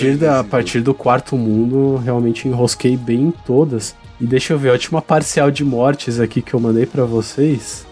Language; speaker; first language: Portuguese; native; Portuguese